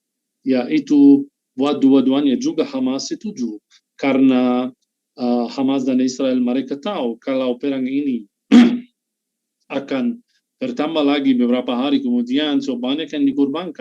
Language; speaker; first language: Indonesian; non-native, fluent; Arabic